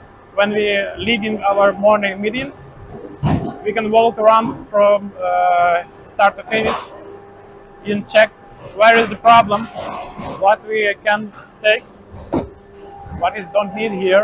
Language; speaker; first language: English; non-native, learner; Ukrainian